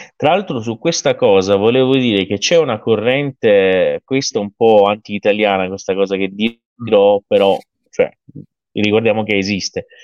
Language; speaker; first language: Italian; non-native, fluent; Persian